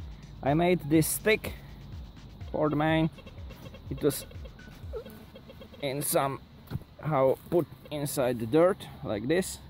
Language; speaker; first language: English; non-native, fluent; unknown